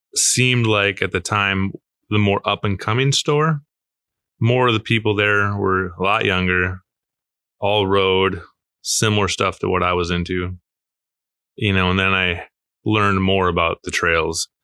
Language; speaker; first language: English; native; English